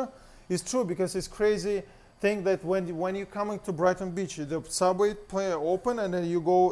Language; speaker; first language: English; non-native, learner; Russian